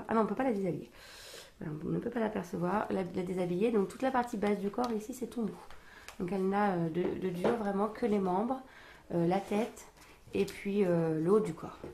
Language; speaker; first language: French; native; French